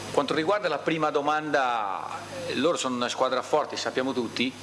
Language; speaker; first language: Italian; non-native, fluent; Portuguese